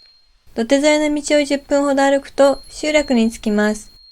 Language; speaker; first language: Japanese; native; Japanese